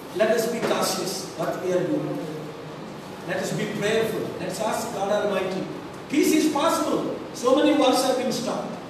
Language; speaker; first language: English; non-native, local second language; Telugu